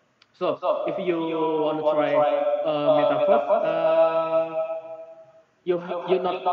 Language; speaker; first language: English; non-native, learner; Indonesian